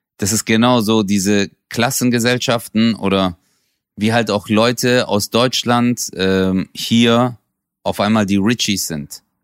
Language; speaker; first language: German; early bilingual, other home language; Turkish